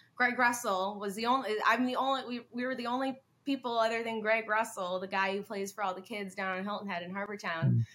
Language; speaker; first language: English; native; English